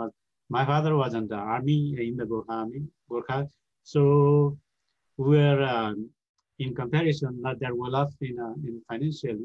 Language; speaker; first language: English; non-native, local second language; Gurung